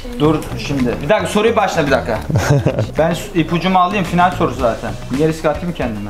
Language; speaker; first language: Turkish; native; Turkish